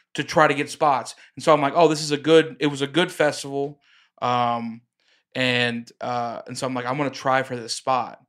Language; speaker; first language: English; native; English